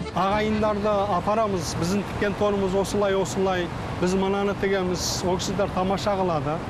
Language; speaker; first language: Kazakh; early bilingual, heritage; Kazakh